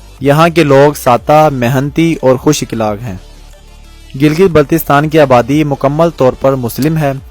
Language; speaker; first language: Urdu; non-native, local second language; Balti